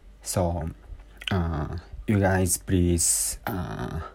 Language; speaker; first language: English; non-native, learner; Japanese